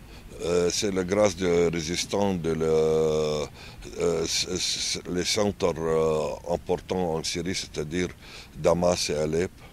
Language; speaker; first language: French; non-native, learner; Arabic